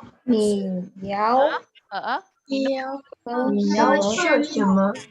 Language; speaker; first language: Chinese; non-native, learner; Indonesian